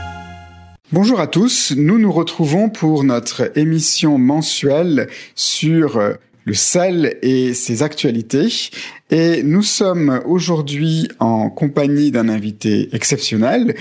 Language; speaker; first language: French; native; French